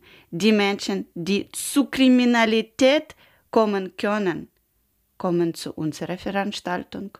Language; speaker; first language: German; non-native, learner; Ukrainian